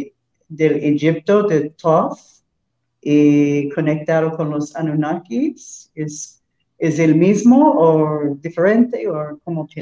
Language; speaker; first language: Spanish; non-native, learner; English